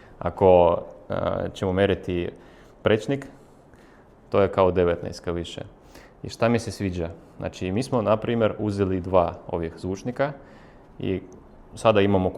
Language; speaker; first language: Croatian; non-native, fluent; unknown